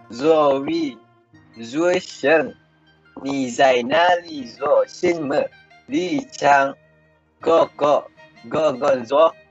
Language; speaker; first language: Chinese; non-native, learner; Malay